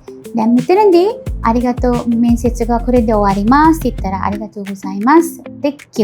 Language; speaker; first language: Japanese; non-native, fluent; Sinhala